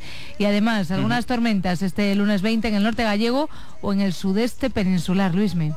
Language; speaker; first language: Spanish; native; Spanish